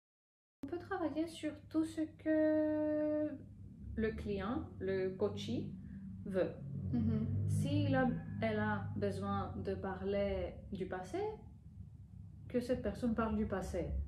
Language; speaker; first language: French; non-native, fluent; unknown